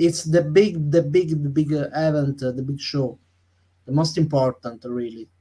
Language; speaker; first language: English; non-native, learner; Italian